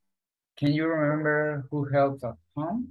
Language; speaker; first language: English; non-native, learner; Spanish